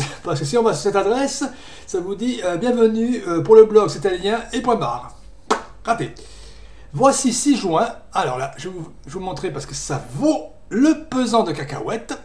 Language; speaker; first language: French; native; French